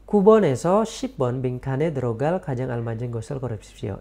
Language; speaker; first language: Korean; non-native, learner; Indonesian